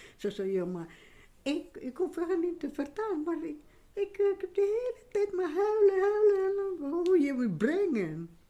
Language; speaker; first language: Dutch; non-native, learner; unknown